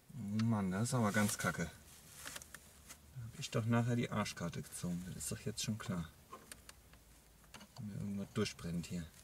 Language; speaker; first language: German; native; German